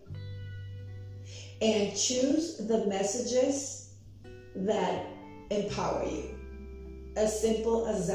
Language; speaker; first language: English; non-native, fluent; Spanish